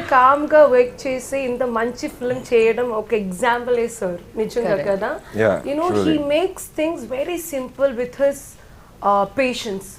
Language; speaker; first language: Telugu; non-native, learner; Malayalam